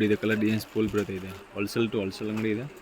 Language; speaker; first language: Kannada; non-native, local second language; Hindi